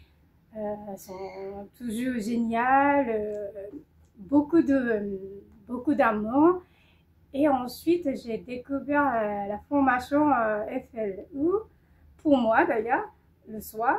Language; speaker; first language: French; non-native, fluent; Japanese